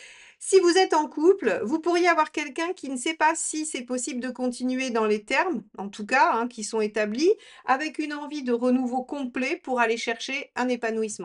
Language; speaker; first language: French; native; French